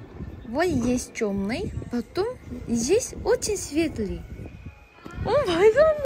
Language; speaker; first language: Russian; non-native, learner; Korean